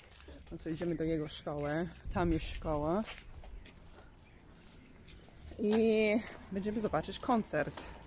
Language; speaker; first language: Polish; non-native, learner; English